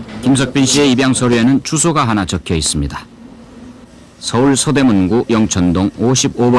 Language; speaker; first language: Korean; native; Korean